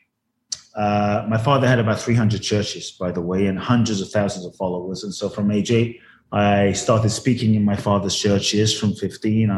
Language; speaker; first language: English; native; English